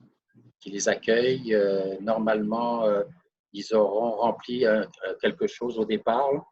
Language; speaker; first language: French; native; French